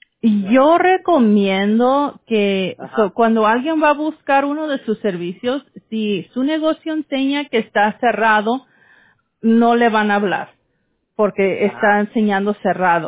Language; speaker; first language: Spanish; early bilingual, heritage; Spanish